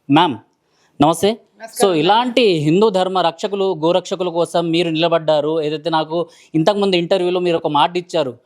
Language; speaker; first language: Telugu; native; Telugu